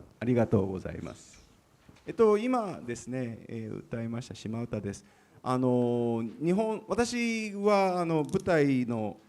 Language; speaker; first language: Japanese; native; Japanese